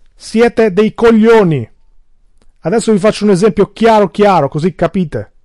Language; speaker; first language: Italian; early bilingual, other home language; Albanian